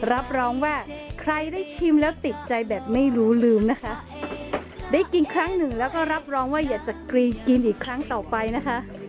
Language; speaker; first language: Thai; non-native, local second language; Lahu